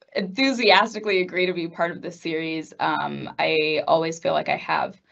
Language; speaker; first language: English; native; English